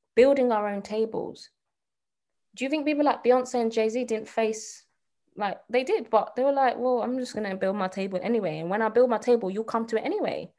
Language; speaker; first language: English; native; English